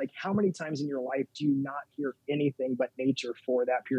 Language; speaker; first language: English; native; English